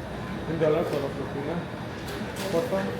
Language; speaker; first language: Spanish; non-native, learner; English